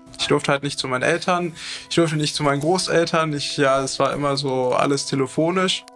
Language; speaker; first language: German; early bilingual, other home language; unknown